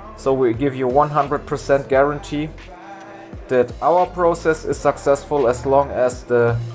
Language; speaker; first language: English; non-native, fluent; German